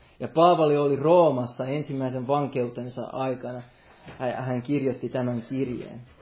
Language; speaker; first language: Finnish; non-native, local second language; Swedish